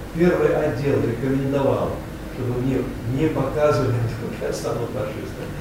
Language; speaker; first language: Russian; non-native, local second language; Romanian